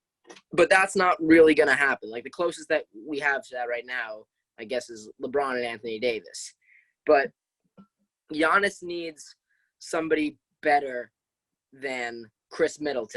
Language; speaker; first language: English; native; English